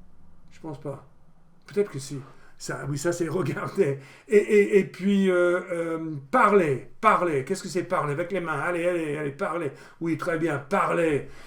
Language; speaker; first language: French; non-native, fluent; English